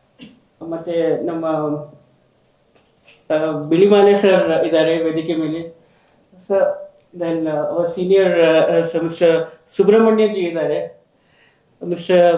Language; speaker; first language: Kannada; non-native, local second language; Urdu